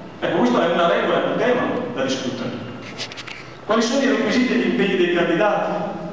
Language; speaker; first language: Italian; native; Italian